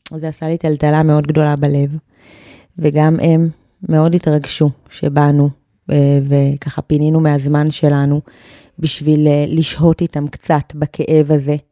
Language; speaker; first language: Hebrew; native; Hebrew